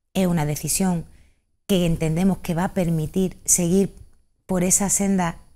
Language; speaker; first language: Spanish; native; Spanish